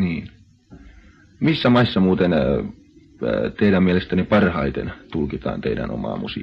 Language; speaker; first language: Finnish; native; Finnish